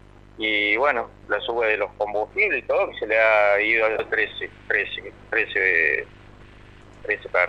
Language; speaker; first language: Spanish; native; Spanish